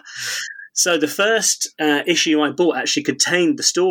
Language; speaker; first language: English; native; English